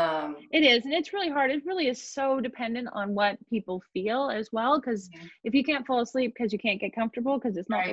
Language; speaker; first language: English; native; English